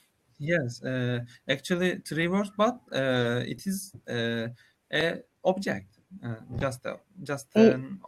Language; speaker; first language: English; non-native, learner; Turkish